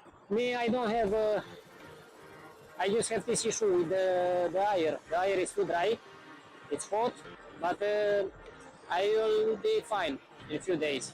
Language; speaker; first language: English; non-native, learner; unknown